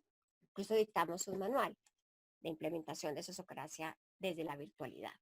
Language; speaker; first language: Spanish; native; Spanish